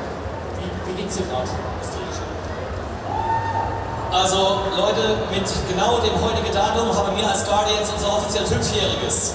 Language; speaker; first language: German; native; German